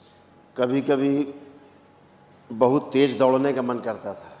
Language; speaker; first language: Hindi; native; Hindi